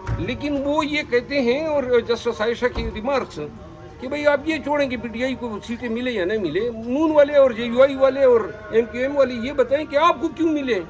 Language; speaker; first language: Urdu; non-native, local second language; Pashto